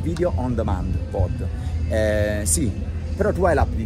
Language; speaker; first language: Italian; native; Italian